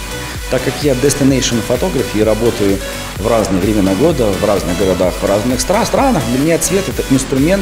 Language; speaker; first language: Russian; native; Russian